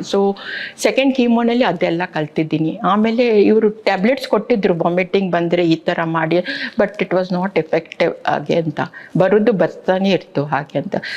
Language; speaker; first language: Kannada; non-native, local second language; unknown